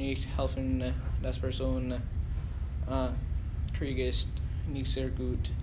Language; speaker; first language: German; non-native, learner; English